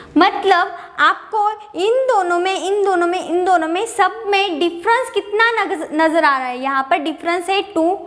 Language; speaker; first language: Hindi; non-native, local second language; Marathi